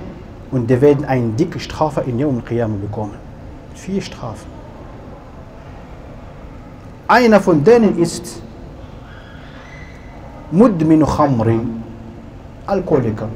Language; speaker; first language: German; non-native, learner; Arabic